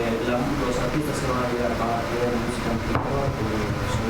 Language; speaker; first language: Spanish; native; Spanish